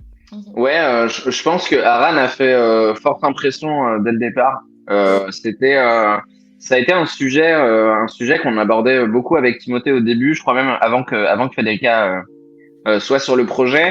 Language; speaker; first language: French; native; French